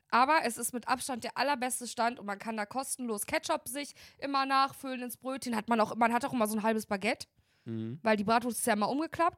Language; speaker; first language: German; native; German